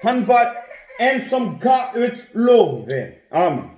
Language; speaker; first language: Norwegian; non-native, fluent; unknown